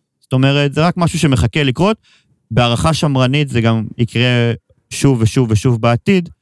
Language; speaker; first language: Hebrew; native; Hebrew